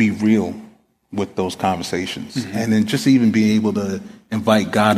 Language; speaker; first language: English; native; English